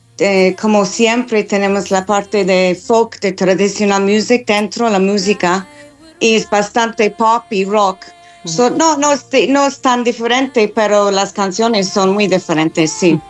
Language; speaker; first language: Spanish; non-native, fluent; English